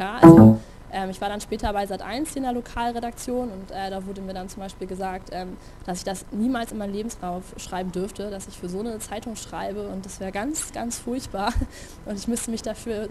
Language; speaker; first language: German; native; German